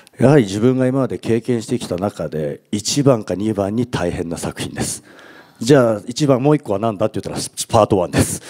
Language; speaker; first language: Japanese; native; Japanese